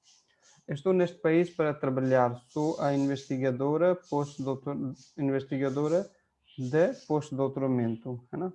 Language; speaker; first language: Portuguese; non-native, fluent; Hindi